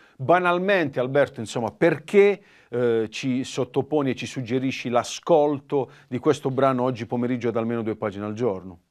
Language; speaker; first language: Italian; native; Italian